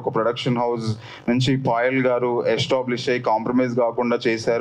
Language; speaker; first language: Telugu; native; Telugu